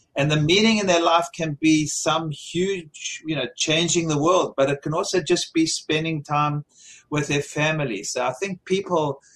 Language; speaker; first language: English; native; English